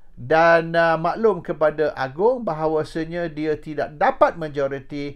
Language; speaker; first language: Malay; native; Malay